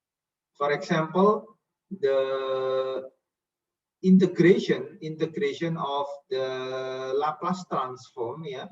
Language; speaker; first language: English; non-native, fluent; Indonesian